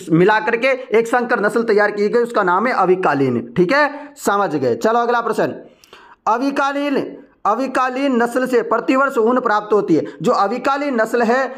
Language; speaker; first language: Hindi; native; Hindi